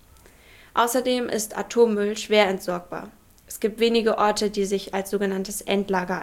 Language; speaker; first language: German; native; German